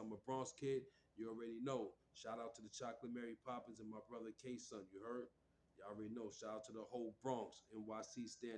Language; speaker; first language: English; native; English